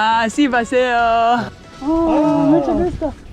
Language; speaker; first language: Spanish; non-native, learner; English